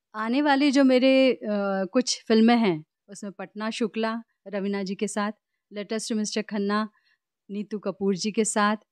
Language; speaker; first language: Hindi; native; Hindi